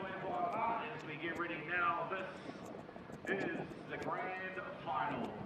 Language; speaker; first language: English; native; English